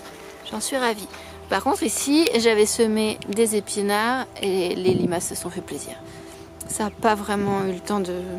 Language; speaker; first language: French; native; French